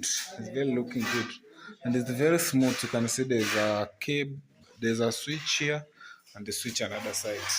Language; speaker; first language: English; non-native, learner; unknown